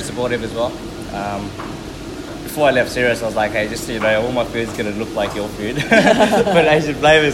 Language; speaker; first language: English; native; English